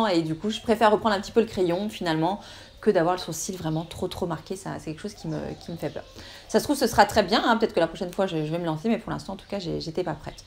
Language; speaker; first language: French; native; French